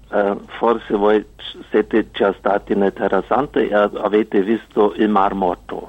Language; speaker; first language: Italian; non-native, fluent; German